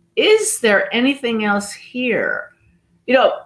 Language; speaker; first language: English; native; English